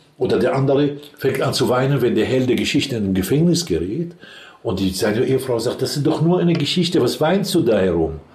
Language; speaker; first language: German; non-native, fluent; Arabic